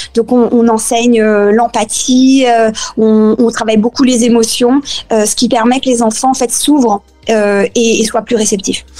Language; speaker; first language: French; early bilingual, other home language; Spanish